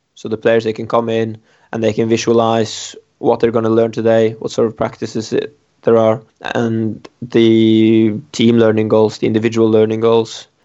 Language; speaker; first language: English; non-native, fluent; Norwegian